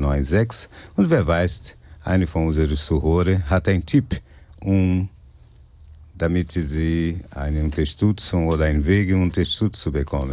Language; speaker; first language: German; non-native, fluent; Portuguese